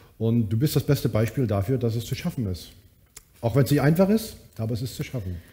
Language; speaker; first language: German; native; German